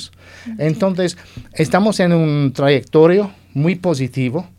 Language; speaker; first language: Spanish; non-native, fluent; English